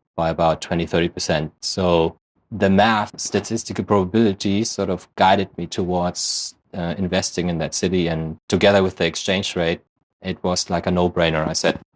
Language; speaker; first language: English; non-native, fluent; German